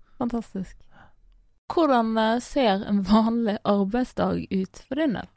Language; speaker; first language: Norwegian; native; Norwegian